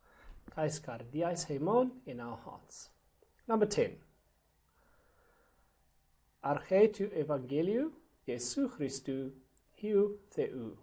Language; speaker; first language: Greek; non-native, fluent; English